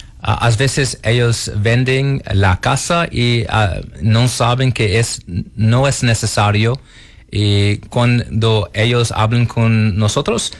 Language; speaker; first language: Spanish; non-native, learner; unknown